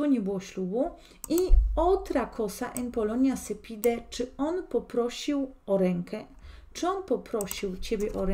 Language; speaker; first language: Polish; non-native, fluent; Spanish